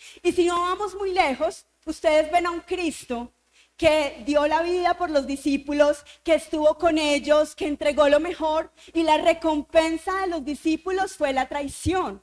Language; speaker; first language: Spanish; native; Spanish